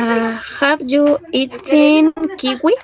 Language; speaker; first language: English; non-native, learner; Spanish